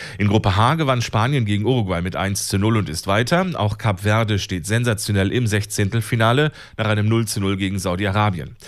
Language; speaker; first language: German; native; German